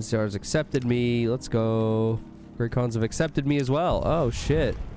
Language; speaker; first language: English; native; English